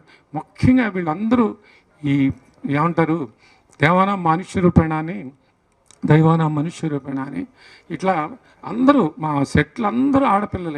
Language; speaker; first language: Telugu; native; Telugu